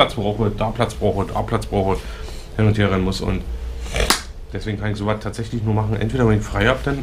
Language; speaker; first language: German; native; German